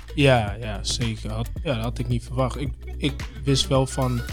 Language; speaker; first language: Dutch; early bilingual, other home language; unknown